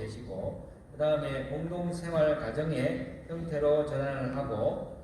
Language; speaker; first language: Korean; native; Korean